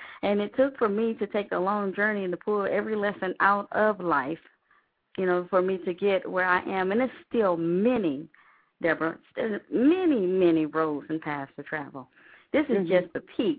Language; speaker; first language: English; native; English